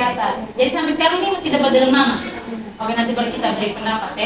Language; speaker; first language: Indonesian; native; Indonesian